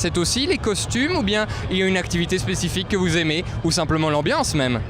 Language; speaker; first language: French; native; French